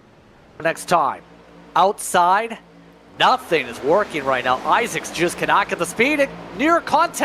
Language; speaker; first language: English; native; English